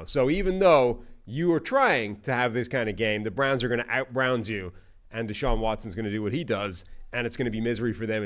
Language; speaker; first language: English; native; English